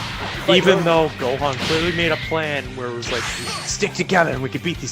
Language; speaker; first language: English; native; English